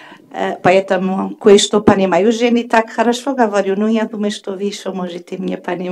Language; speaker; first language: Russian; non-native, fluent; Portuguese